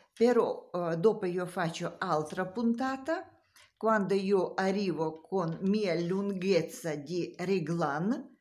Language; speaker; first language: Italian; non-native, learner; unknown